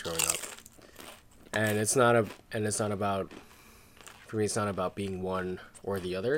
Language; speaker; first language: English; native; English